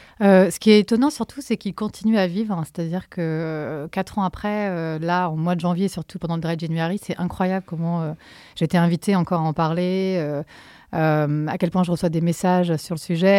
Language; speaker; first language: French; native; French